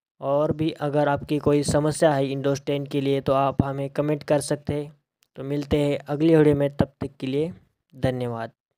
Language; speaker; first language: Hindi; non-native, local second language; Marathi